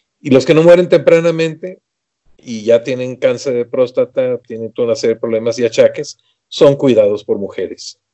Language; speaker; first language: Spanish; native; Spanish